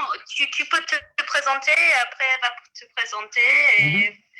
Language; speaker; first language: French; native; French